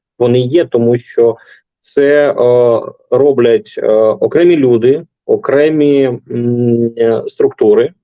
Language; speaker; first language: Ukrainian; non-native, local second language; Russian